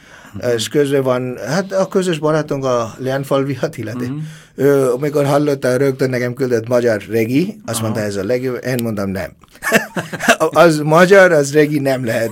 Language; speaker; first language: Hungarian; non-native, fluent; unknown